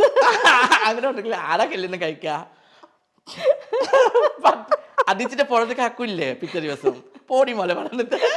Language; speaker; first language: Malayalam; non-native, fluent; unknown